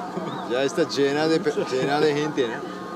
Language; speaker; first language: Spanish; non-native, learner; Japanese